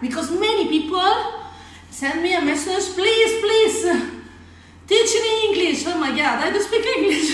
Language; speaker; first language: English; non-native, learner; Spanish